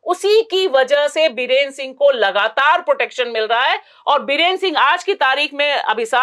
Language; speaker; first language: Hindi; native; Hindi